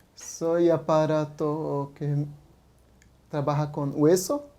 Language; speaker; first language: Spanish; non-native, learner; Portuguese